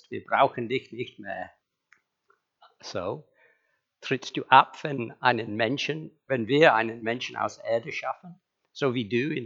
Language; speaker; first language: German; non-native, fluent; English